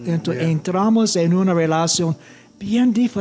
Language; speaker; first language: Spanish; non-native, fluent; English